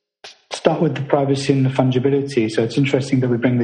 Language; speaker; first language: English; native; English